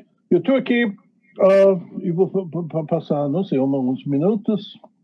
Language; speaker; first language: Portuguese; non-native, fluent; English